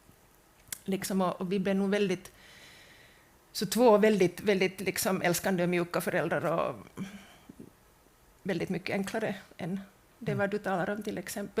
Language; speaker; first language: Swedish; native; Swedish